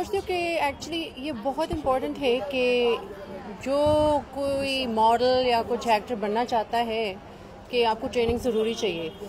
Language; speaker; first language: Hindi; early bilingual, heritage; Hindi